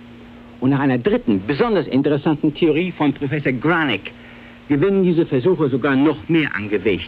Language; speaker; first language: German; native; German